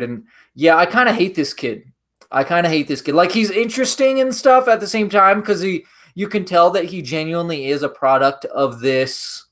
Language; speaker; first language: English; native; English